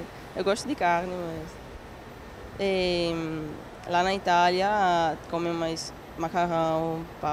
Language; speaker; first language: Portuguese; non-native, learner; Italian